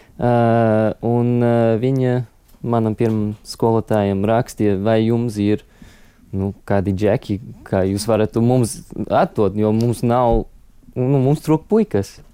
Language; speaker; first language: Latvian; non-native, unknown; English